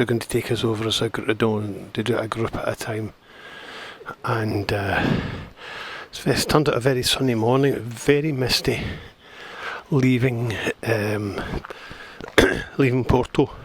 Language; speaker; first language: English; native; English